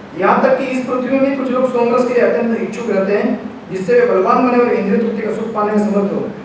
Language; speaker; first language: Hindi; non-native, local second language; Marathi